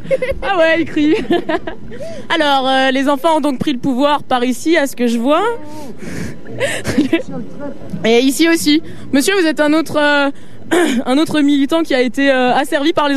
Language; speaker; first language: French; native; French